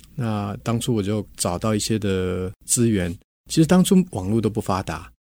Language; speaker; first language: Chinese; native; Chinese